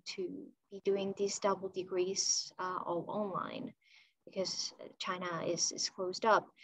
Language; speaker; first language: English; non-native, fluent; Chinese